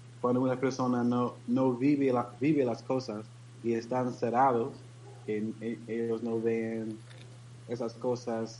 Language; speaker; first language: Spanish; non-native, learner; English